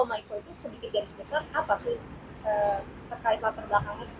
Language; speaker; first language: Indonesian; native; Indonesian